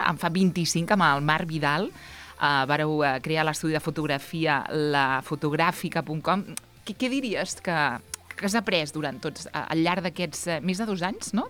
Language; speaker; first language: Catalan; native; Catalan